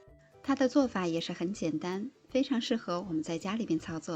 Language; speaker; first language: Chinese; native; Chinese